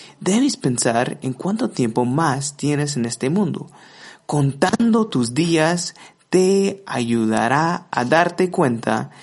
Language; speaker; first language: Spanish; non-native, fluent; English